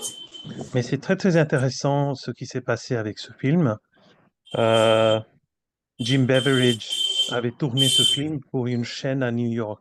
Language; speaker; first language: French; non-native, fluent; Bangla